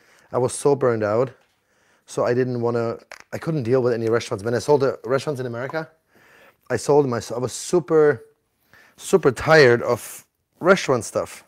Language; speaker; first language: English; non-native, fluent; German